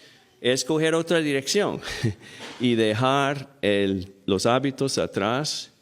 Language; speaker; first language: Spanish; non-native, fluent; English